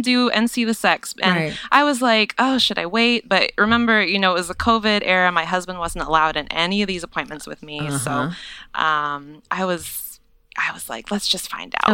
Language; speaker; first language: English; native; English